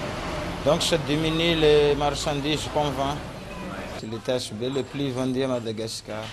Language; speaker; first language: French; non-native, local second language; Malagasy